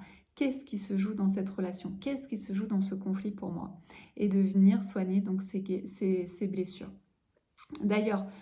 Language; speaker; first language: French; native; French